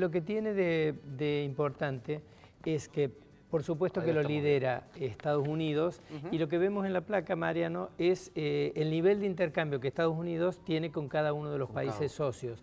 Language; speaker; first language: Spanish; native; Spanish